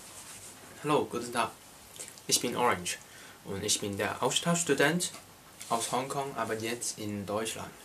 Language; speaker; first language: German; non-native, learner; Cantonese